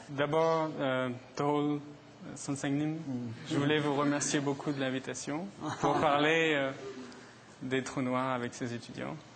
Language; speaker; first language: French; native; French